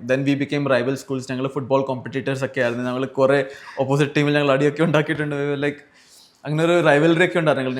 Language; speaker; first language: Malayalam; early bilingual, heritage; Malayalam